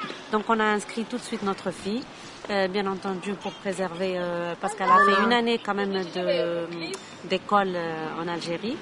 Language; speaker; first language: French; non-native, local second language; Arabic